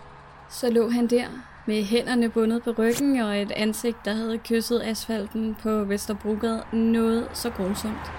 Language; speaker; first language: Danish; native; Danish